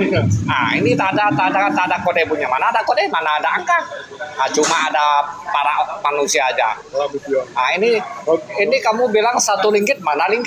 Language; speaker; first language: Indonesian; non-native, learner; Vietnamese